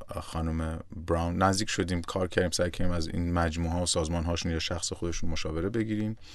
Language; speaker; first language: Persian; native; Persian